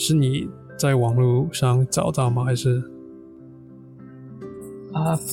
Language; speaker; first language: Chinese; non-native, fluent; English